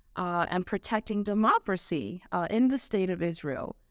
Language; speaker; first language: English; native; English